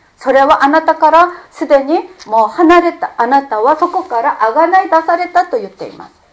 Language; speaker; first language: Japanese; non-native, fluent; Korean